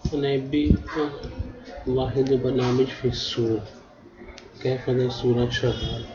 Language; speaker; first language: Arabic; non-native, learner; Urdu